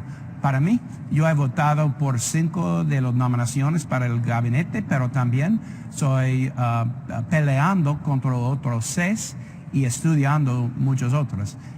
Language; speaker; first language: Spanish; non-native, fluent; English